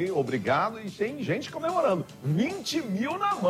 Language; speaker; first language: Portuguese; native; Portuguese